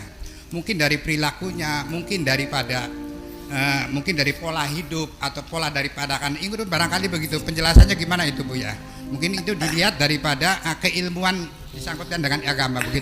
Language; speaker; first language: Indonesian; non-native, local second language; Javanese